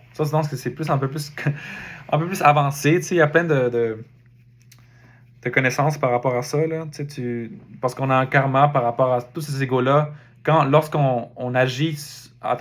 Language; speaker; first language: French; native; French